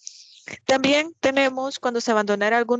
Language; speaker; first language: Spanish; native; Spanish